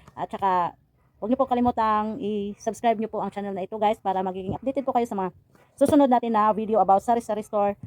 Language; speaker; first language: Filipino; non-native, local second language; Cebuano